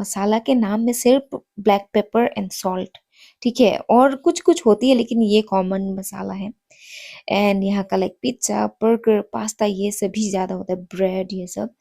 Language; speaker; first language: Hindi; non-native, local second language; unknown